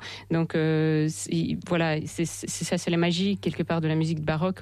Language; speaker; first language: French; non-native, fluent; Russian